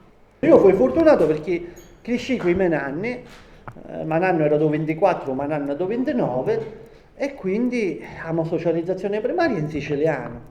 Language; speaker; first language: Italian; non-native, local second language; Sicilian